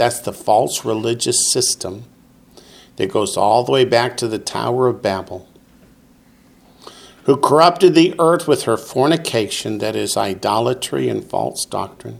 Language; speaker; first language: English; native; English